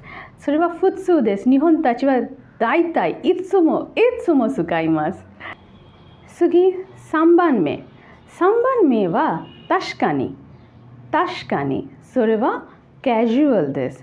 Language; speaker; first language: Japanese; non-native, learner; Bangla